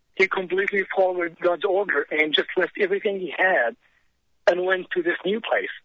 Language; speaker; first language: English; non-native, fluent; Arabic